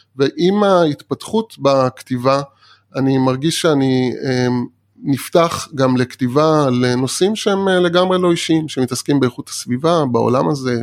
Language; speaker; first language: Hebrew; early bilingual, other home language; Persian